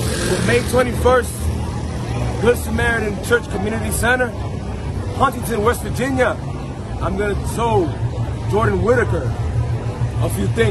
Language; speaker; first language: English; native; English